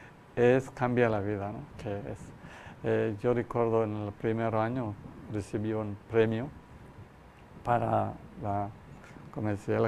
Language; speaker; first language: Spanish; non-native, learner; Malayalam